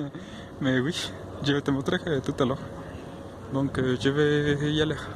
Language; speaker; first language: French; non-native, fluent; Spanish